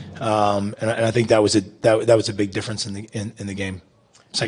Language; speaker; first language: English; native; English